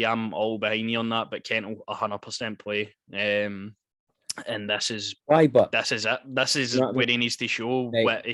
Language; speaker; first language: English; native; English